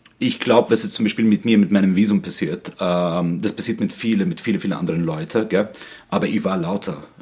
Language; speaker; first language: German; non-native, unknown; Arabic